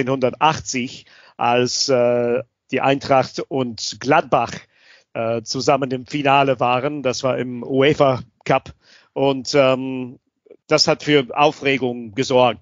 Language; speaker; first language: German; non-native, fluent; English